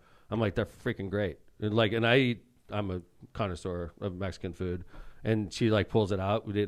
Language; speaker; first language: English; native; English